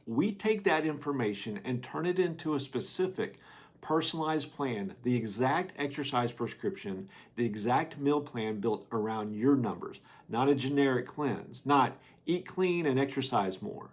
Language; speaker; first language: English; native; English